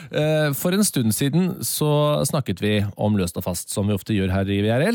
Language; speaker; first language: Norwegian; native; Norwegian